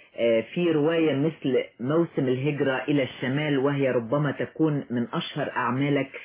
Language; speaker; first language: Arabic; native; Arabic